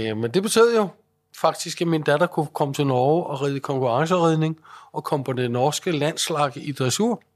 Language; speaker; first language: Danish; native; Danish